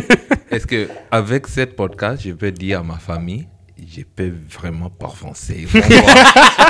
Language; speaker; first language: French; non-native, learner; English